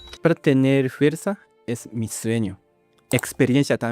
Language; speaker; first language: Spanish; non-native, learner; Japanese